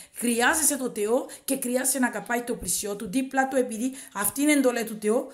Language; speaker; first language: Greek; non-native, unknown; Swahili